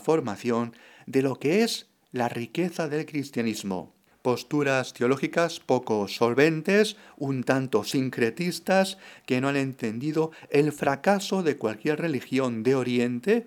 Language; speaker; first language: Spanish; native; Spanish